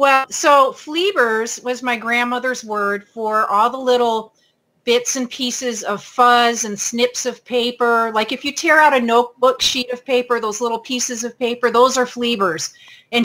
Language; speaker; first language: English; native; English